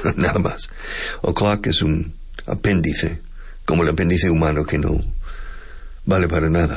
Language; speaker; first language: Spanish; non-native, fluent; English